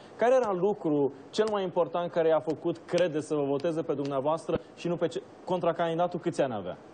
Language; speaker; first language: Romanian; native; Romanian